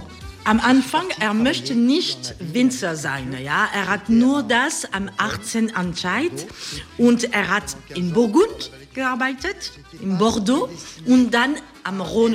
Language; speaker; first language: German; non-native, learner; French